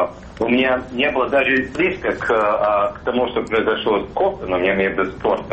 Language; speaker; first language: Russian; non-native, fluent; English